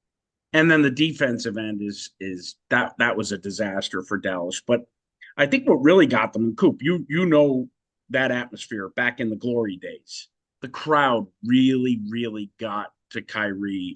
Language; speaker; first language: English; native; English